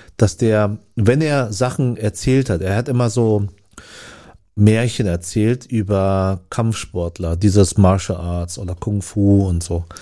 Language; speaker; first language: German; early bilingual, other home language; Vietnamese